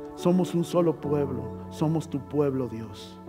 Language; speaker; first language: Spanish; native; Spanish